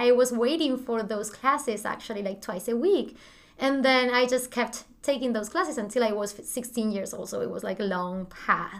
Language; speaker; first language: English; non-native, fluent; Spanish